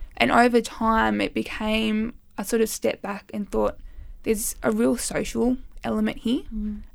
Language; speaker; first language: English; native; English